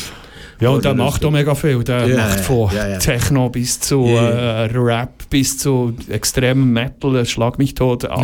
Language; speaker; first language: German; native; German